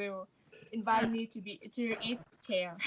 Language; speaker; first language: English; non-native, learner; Vietnamese